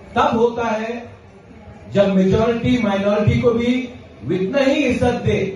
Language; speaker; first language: Hindi; non-native, local second language; Kok Borok